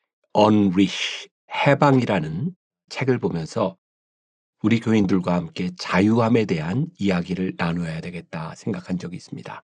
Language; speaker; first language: Korean; native; Korean